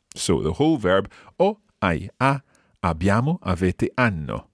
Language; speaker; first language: Italian; non-native, fluent; English